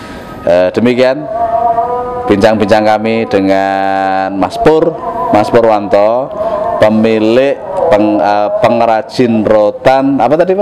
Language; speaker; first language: Indonesian; native; Indonesian